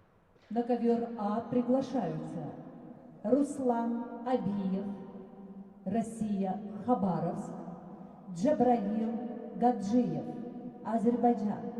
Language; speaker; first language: Russian; native; Russian